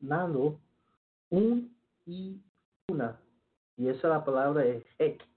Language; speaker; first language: Spanish; early bilingual, heritage; Spanish